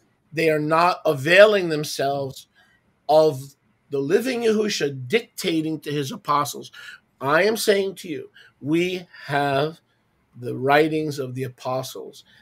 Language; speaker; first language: English; native; English